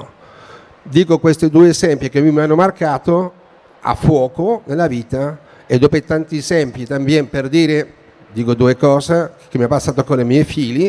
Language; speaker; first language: Italian; non-native, fluent; Spanish